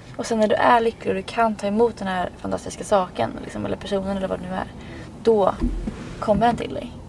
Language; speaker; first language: Swedish; native; Swedish